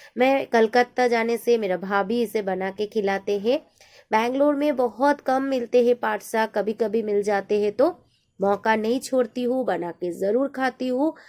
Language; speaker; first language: Hindi; non-native, local second language; Bangla